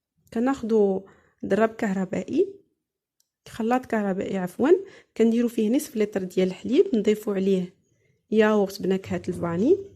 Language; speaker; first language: Arabic; native; Arabic